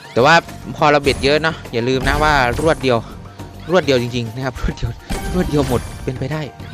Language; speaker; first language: Thai; native; Thai